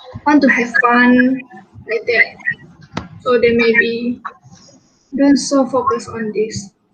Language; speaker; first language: English; non-native, local second language; Malay